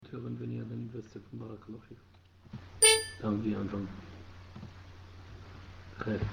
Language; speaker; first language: German; non-native, fluent; Arabic